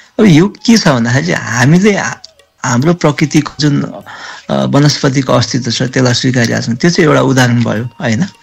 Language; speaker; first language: Nepali; native; Nepali